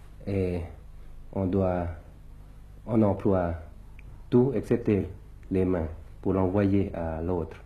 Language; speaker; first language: French; early bilingual, other home language; Thai